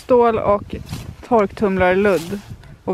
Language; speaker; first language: Swedish; native; Swedish